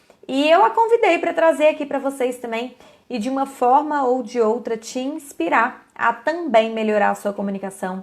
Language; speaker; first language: Portuguese; native; Portuguese